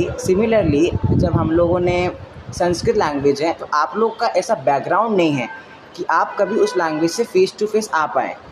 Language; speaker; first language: Hindi; native; Hindi